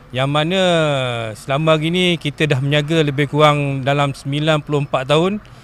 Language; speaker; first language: Malay; native; Malay